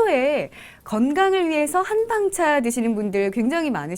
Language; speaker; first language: Korean; native; Korean